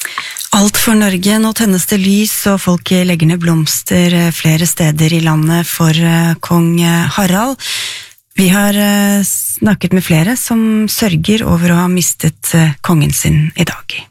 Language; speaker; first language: Norwegian; native; Norwegian